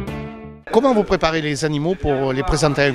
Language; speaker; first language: French; native; French